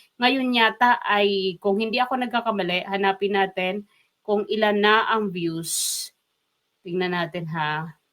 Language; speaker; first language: Filipino; non-native, local second language; Waray